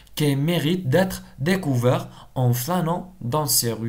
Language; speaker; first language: French; non-native, local second language; Arabic